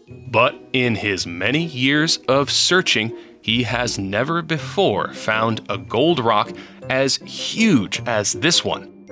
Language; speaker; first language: English; native; English